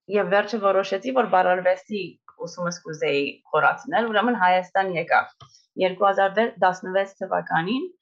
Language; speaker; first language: Armenian; early bilingual, heritage; Armenian